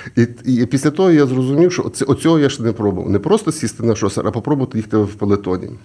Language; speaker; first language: Ukrainian; native; Ukrainian